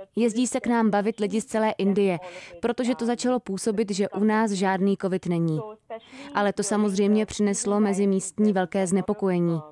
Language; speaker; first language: Czech; non-native, fluent; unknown